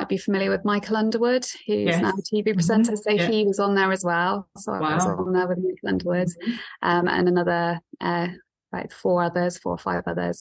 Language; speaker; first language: English; native; English